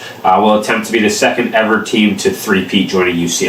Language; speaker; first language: English; native; English